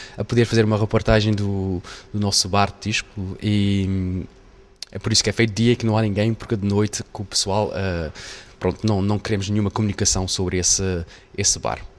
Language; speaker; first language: Portuguese; non-native, fluent; Dutch